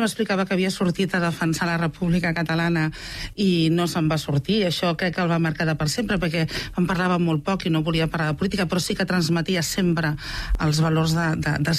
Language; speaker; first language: Catalan; native; Catalan